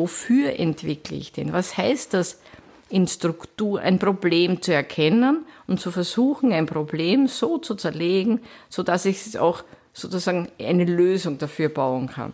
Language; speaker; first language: German; native; German